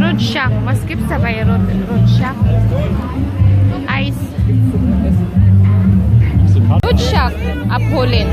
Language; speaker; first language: German; non-native, learner; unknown